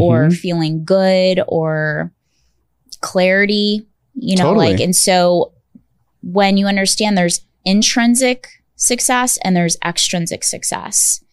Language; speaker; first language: English; native; English